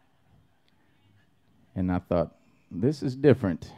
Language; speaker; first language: English; native; English